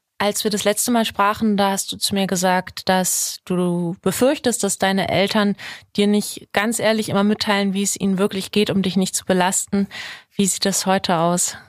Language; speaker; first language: German; native; German